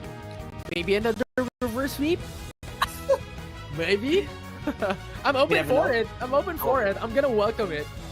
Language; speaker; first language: English; non-native, local second language; Filipino